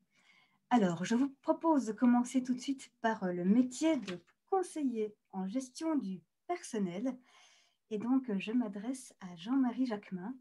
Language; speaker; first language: French; native; French